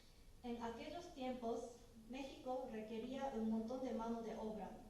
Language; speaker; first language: Spanish; non-native, learner; Japanese